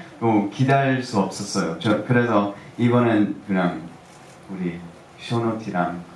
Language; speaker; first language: Korean; early bilingual, heritage; English